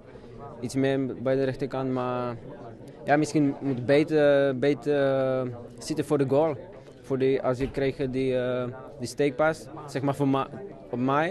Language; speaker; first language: Dutch; non-native, learner; Czech